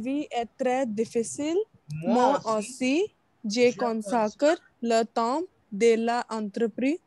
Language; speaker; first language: French; non-native, learner; Hindi